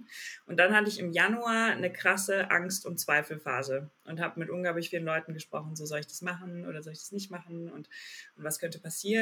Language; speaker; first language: German; native; German